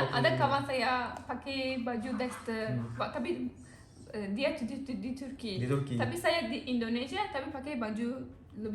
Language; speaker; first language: Indonesian; non-native, learner; Turkish